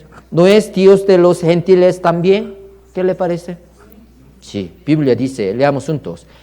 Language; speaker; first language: Spanish; non-native, learner; Korean